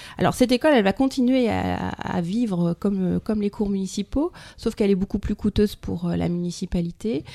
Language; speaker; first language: French; native; French